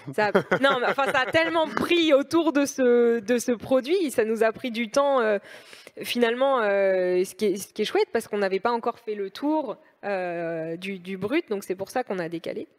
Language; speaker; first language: French; native; French